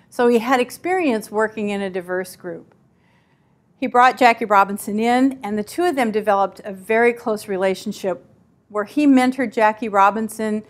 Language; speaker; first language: English; native; English